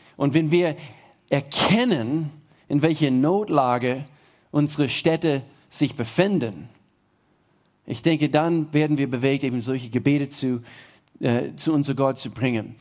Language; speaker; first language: German; non-native, fluent; English